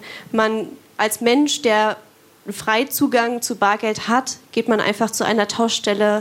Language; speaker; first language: German; native; German